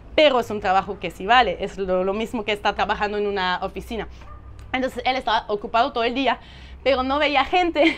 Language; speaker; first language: Spanish; non-native, fluent; French